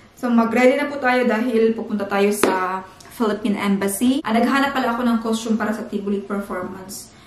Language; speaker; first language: Filipino; non-native, local second language; Cebuano